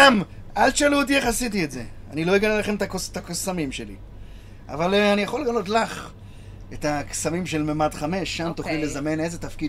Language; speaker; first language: Hebrew; native; Hebrew